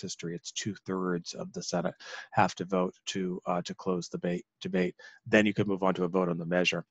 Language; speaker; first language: English; native; English